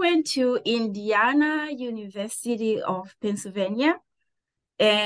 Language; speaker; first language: English; non-native, local second language; Shona